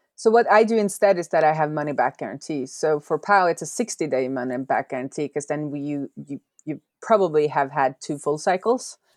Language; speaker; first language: English; non-native, fluent; Norwegian